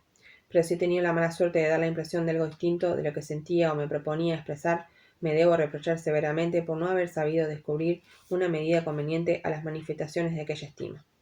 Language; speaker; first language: Spanish; native; Spanish